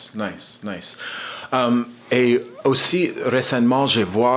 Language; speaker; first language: French; non-native, learner; English